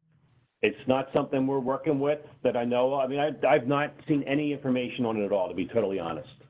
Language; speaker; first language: English; native; English